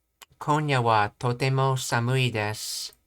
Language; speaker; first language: Japanese; non-native, learner; English